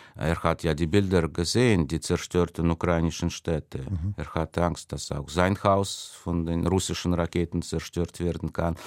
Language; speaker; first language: German; non-native, fluent; Russian